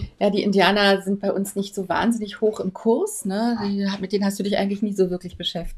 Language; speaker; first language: German; native; German